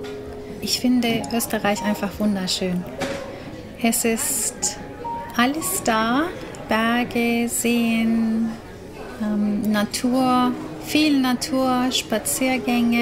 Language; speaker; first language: German; non-native, fluent; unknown